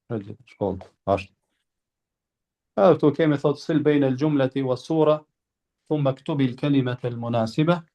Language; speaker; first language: Arabic; non-native, fluent; Albanian